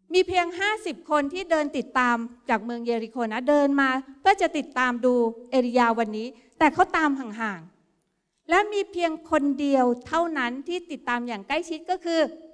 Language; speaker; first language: Thai; native; Thai